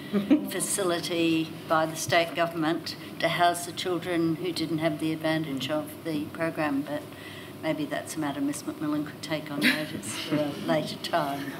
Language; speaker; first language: English; native; English